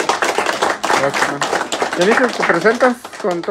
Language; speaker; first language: Spanish; native; Spanish